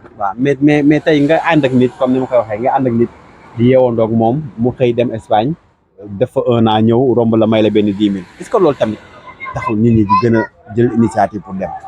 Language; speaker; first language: Wolof; native; Wolof